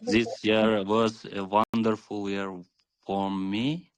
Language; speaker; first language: English; non-native, learner; Kyrgyz